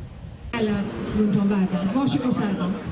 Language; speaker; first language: Swedish; non-native, fluent; Persian